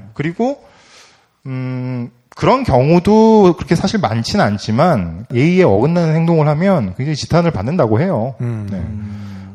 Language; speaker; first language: Korean; native; Korean